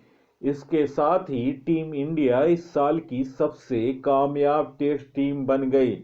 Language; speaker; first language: Hindi; native; Hindi